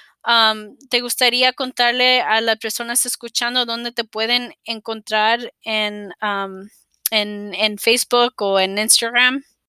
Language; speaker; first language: Spanish; early bilingual, heritage; Spanish